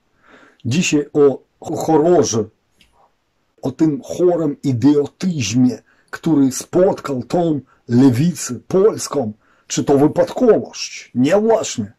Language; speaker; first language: Polish; non-native, fluent; Ukrainian